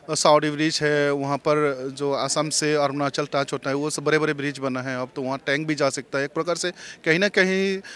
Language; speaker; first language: Hindi; non-native, local second language; Chakma